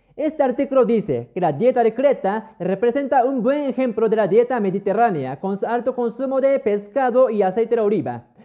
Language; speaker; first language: Spanish; non-native, fluent; Japanese